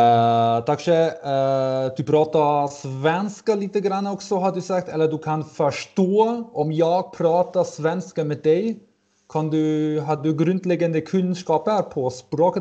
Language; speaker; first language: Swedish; non-native, learner; German